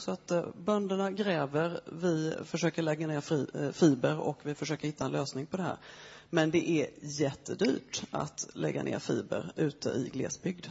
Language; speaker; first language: Swedish; native; Swedish